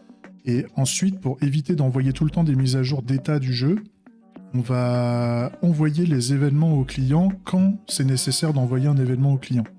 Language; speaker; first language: French; native; French